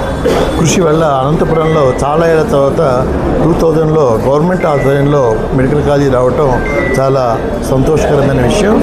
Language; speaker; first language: Telugu; native; Telugu